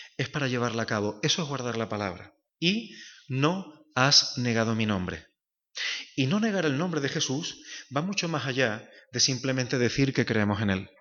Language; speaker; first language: Spanish; native; Spanish